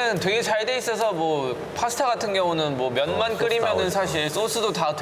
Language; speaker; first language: Korean; native; Korean